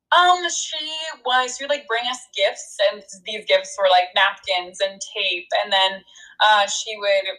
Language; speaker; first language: English; native; English